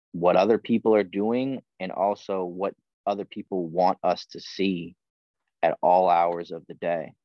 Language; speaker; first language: English; native; English